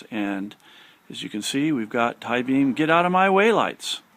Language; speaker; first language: English; native; English